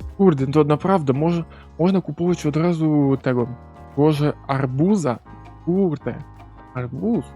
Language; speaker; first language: Polish; non-native, learner; Ukrainian